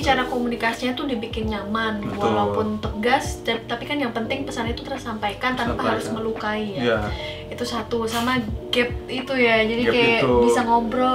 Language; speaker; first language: Indonesian; native; Indonesian